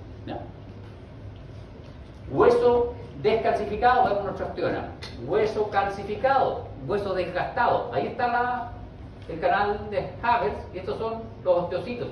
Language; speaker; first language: Spanish; native; Spanish